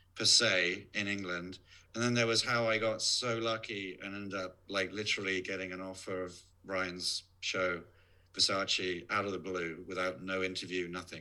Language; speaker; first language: English; native; English